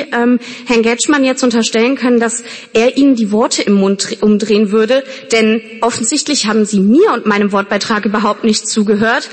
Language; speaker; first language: German; native; German